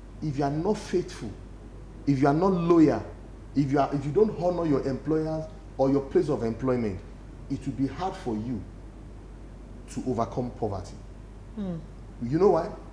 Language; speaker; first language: English; non-native, local second language; Yoruba